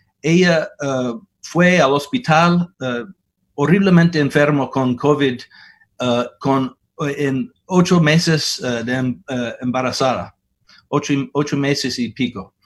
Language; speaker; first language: Spanish; non-native, fluent; English